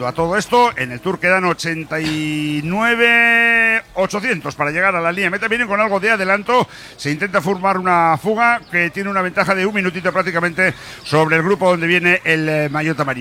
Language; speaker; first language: Spanish; native; Spanish